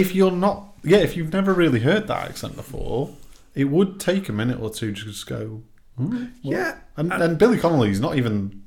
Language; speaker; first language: English; native; English